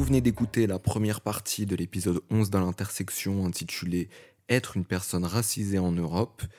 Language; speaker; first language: French; native; French